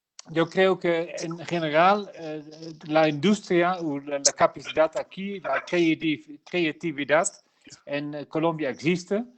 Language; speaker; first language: Spanish; non-native, learner; Dutch